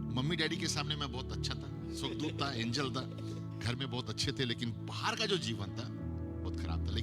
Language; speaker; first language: Hindi; native; Hindi